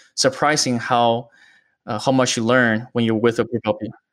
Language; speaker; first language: English; early bilingual, other home language; Chinese